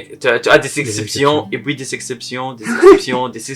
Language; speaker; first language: French; non-native, learner; Arabic